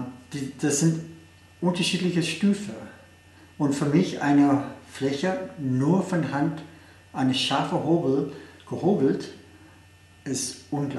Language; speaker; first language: German; non-native, fluent; English